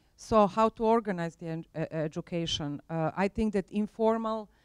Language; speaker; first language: English; non-native, fluent; Croatian